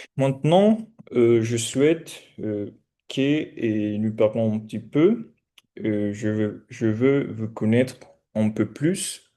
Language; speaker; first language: French; non-native, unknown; Spanish